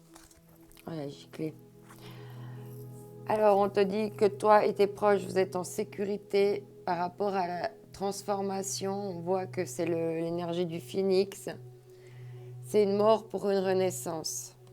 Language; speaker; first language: French; native; French